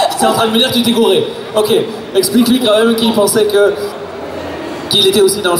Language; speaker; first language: French; native; French